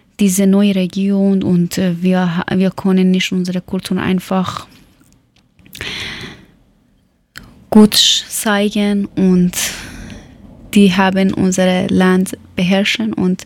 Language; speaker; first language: German; non-native, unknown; Persian